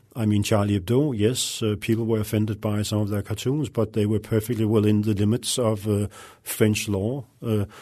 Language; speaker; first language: English; non-native, fluent; Danish